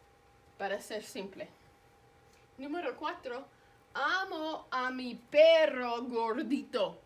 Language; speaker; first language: Spanish; non-native, fluent; English